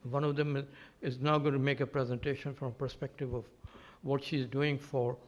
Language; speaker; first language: English; native; English